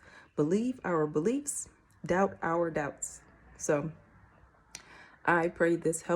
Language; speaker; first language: English; native; English